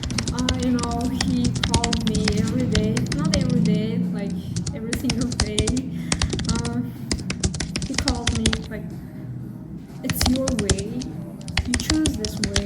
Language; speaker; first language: English; non-native, learner; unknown